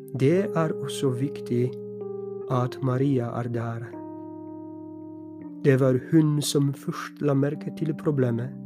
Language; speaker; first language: Norwegian; non-native, fluent; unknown